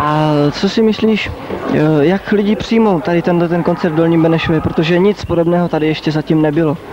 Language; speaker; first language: Czech; native; Czech